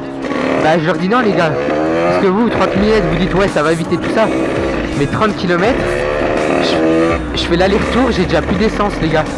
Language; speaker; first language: French; native; French